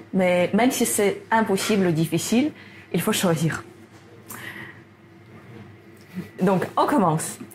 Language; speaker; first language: French; non-native, fluent; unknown